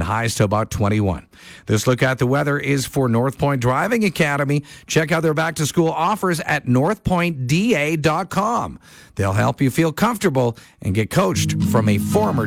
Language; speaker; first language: English; native; English